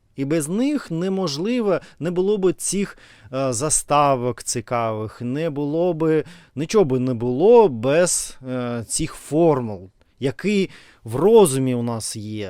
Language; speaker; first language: Ukrainian; non-native, learner; Russian